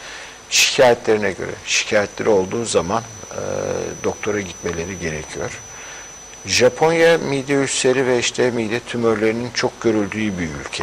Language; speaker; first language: Turkish; native; Turkish